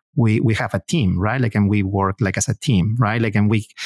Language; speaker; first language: English; non-native, fluent; Spanish